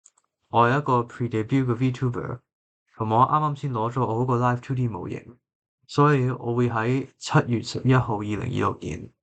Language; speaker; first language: Cantonese; early bilingual, heritage; Cantonese